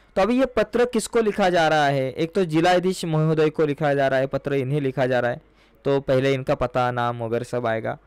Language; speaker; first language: Hindi; non-native, local second language; Marathi